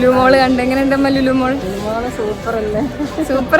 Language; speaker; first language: Malayalam; native; Malayalam